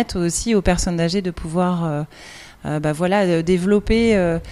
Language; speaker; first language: French; native; French